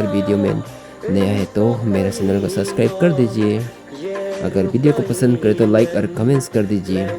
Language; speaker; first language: Hindi; non-native, local second language; Mising